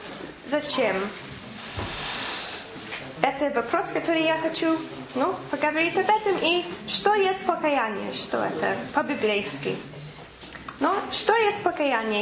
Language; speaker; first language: Russian; non-native, fluent; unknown